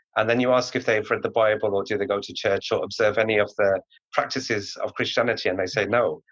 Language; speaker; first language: English; native; English